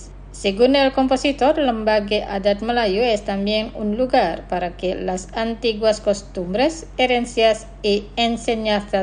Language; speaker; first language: Spanish; non-native, fluent; Indonesian